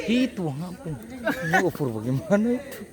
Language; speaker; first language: Indonesian; native; Indonesian